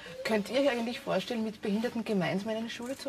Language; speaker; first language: German; native; German